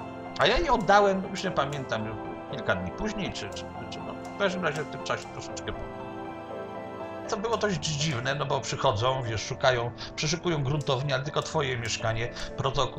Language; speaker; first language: Polish; native; Polish